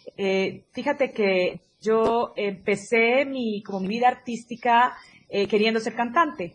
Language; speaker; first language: Spanish; native; Spanish